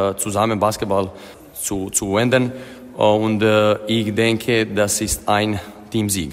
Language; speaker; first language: German; non-native, fluent; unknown